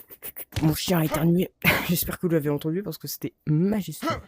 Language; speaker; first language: French; native; French